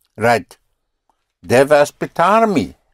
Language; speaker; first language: Italian; non-native, fluent; English